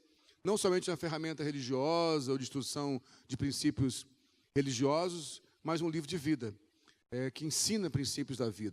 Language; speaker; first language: Portuguese; native; Portuguese